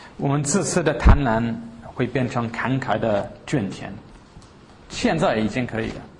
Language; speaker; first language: Chinese; early bilingual, heritage; Chinese